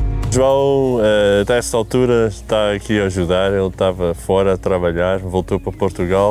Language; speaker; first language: Portuguese; non-native, fluent; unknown